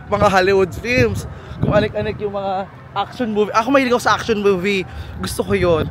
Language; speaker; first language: Filipino; native; Filipino